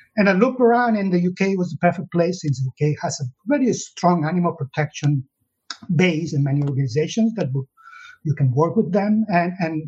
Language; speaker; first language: English; non-native, fluent; Spanish